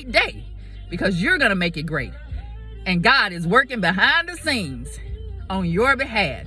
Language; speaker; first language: English; native; English